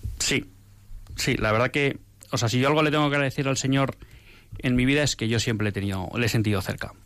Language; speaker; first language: Spanish; native; Spanish